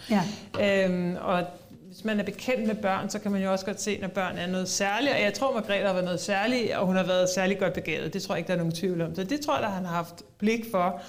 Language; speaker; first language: Danish; native; Danish